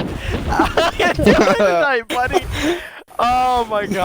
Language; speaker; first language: English; native; English